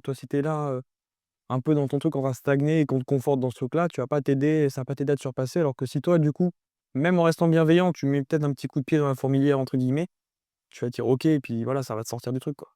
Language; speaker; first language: French; native; French